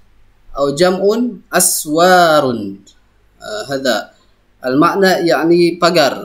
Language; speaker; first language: Arabic; non-native, fluent; Indonesian